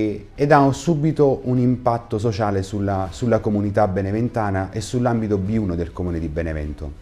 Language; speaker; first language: Italian; native; Italian